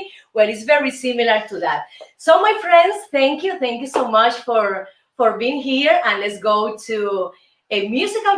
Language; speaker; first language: English; non-native, fluent; Spanish